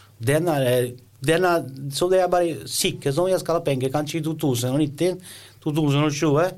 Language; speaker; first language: Norwegian; non-native, learner; Italian